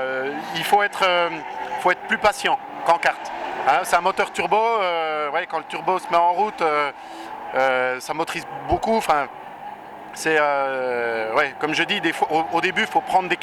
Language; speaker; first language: French; native; French